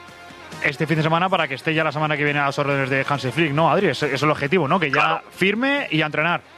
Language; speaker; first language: Spanish; native; Spanish